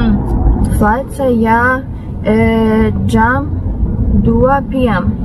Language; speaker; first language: Indonesian; non-native, learner; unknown